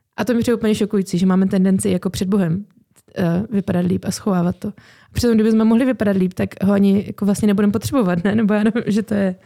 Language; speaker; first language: Czech; native; Czech